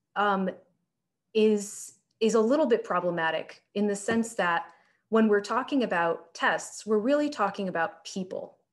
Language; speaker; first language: English; native; English